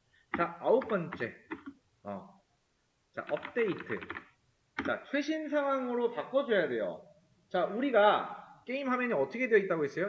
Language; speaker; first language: Korean; native; Korean